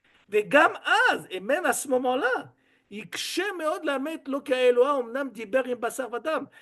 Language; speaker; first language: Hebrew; non-native, fluent; French